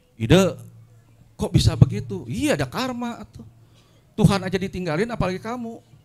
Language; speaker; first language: Indonesian; non-native, local second language; Sundanese